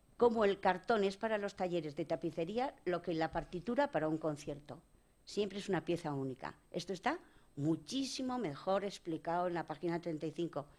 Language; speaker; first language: Spanish; native; Spanish